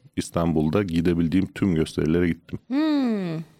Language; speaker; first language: Turkish; native; Turkish